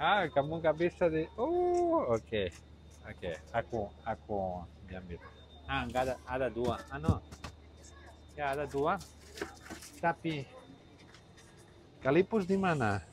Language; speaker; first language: Indonesian; non-native, learner; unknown